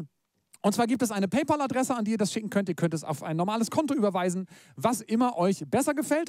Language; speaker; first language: German; native; German